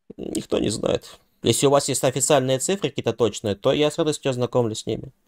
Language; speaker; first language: Russian; non-native, local second language; Ukrainian